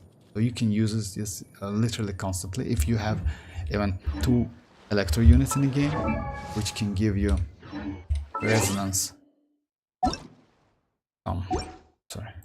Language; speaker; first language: English; non-native, fluent; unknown